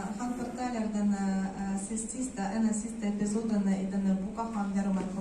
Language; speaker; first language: Norwegian; non-native, learner; Ukrainian